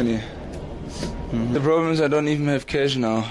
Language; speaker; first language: English; non-native, learner; German